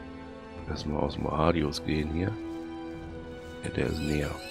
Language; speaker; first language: German; native; German